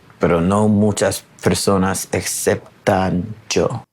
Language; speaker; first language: Spanish; non-native, learner; English